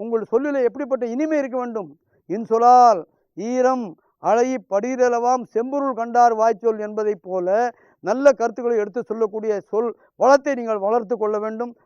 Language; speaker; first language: Tamil; non-native, local second language; Hindi